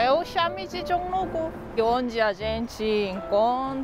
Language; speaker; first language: Portuguese; non-native, learner; Korean